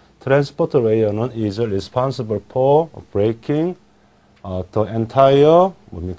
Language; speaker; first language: English; non-native, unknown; Korean